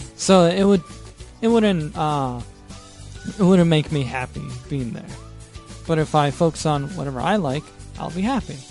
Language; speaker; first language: English; native; English